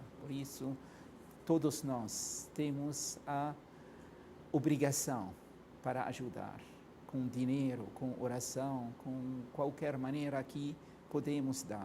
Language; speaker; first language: Portuguese; non-native, fluent; Arabic